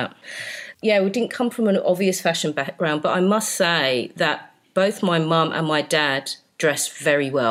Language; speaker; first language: English; native; English